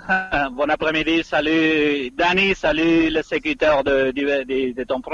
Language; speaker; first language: French; non-native, fluent; Spanish